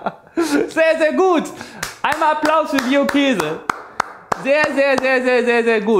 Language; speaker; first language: German; native; German